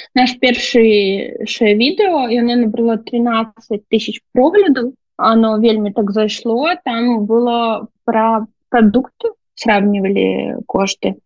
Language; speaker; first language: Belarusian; native; Belarusian